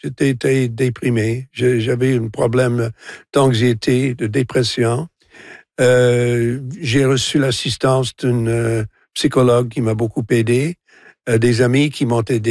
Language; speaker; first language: French; non-native, local second language; English